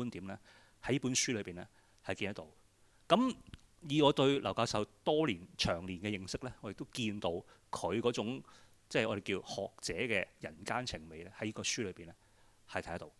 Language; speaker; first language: Cantonese; native; Cantonese